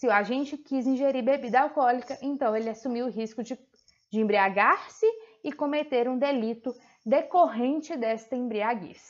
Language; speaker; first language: Portuguese; native; Portuguese